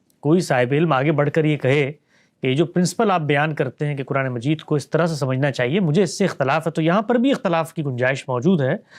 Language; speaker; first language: Urdu; native; Urdu